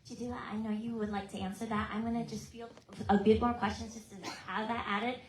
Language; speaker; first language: English; early bilingual, other home language; Vietnamese